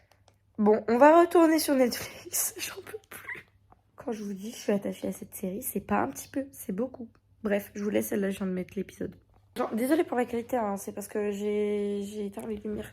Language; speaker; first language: French; native; French